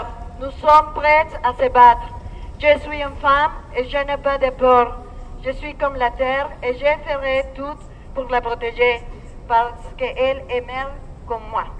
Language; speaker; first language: French; non-native, learner; Spanish